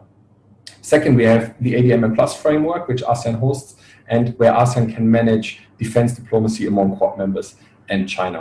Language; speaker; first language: English; non-native, fluent; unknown